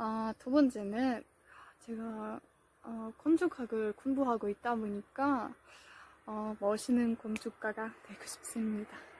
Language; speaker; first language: Korean; non-native, fluent; Russian